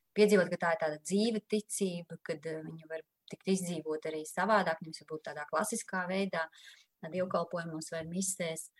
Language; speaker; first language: Latvian; native; Latvian